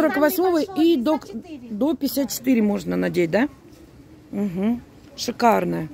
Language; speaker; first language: Russian; native; Russian